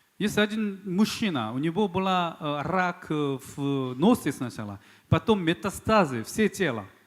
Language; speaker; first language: Russian; non-native, fluent; Korean